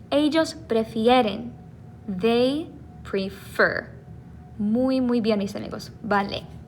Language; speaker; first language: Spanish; non-native, fluent; English